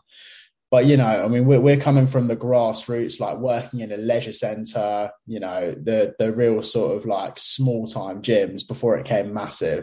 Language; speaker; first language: English; native; English